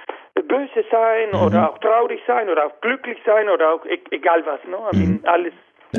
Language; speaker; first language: German; non-native, fluent; Spanish